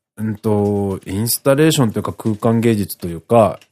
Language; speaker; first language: Japanese; native; Japanese